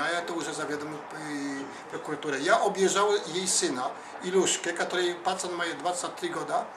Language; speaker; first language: Polish; non-native, learner; Russian